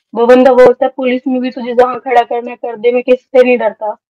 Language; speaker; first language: Hindi; native; Hindi